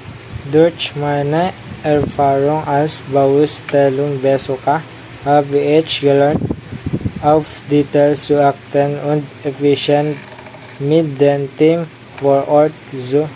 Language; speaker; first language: German; non-native, learner; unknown